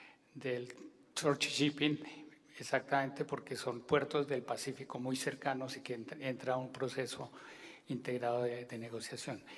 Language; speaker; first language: Spanish; native; Spanish